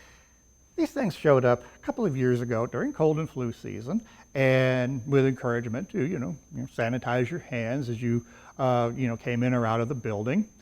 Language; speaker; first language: English; native; English